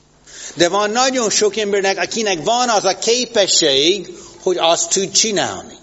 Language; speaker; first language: Hungarian; non-native, fluent; English